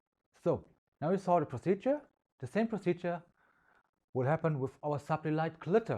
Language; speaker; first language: English; non-native, fluent; German